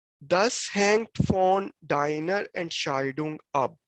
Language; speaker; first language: German; non-native, fluent; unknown